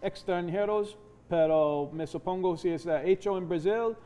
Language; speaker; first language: Spanish; non-native, fluent; English